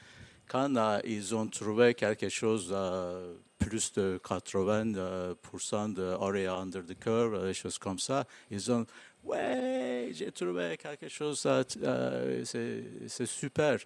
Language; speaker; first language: French; non-native, learner; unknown